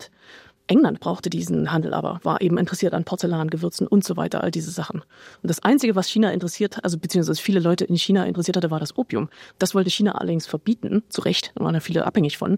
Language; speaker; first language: German; native; German